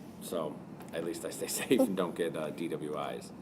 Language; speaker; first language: English; native; English